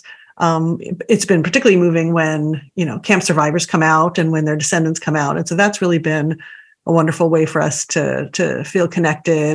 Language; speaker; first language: English; native; English